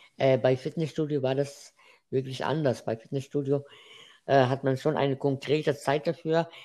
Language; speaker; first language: German; non-native, fluent; Arabic